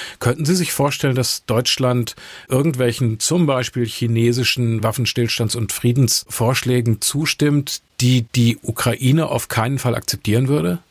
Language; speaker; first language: German; native; German